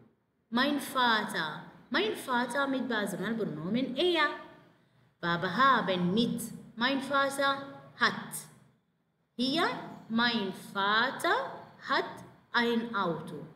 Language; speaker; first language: German; non-native, fluent; Arabic